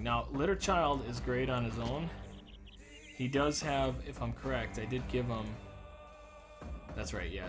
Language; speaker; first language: English; native; English